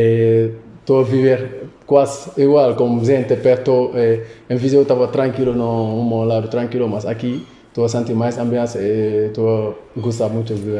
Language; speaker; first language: Portuguese; non-native, local second language; Wolof